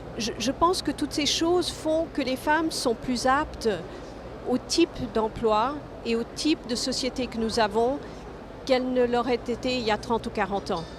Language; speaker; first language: French; non-native, fluent; English